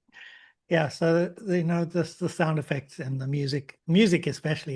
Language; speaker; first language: English; native; English